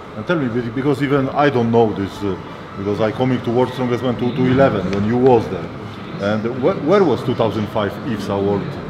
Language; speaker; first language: English; non-native, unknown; Polish